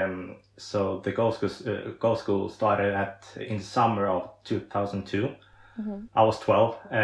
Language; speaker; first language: English; non-native, fluent; Swedish